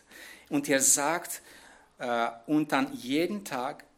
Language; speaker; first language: German; non-native, fluent; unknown